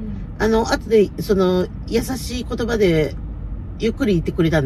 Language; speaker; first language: Japanese; native; Japanese